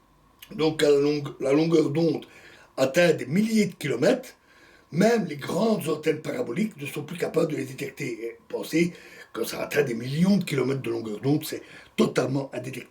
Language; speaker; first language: French; native; French